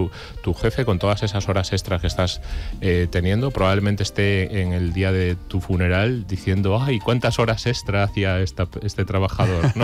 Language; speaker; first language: Spanish; native; Spanish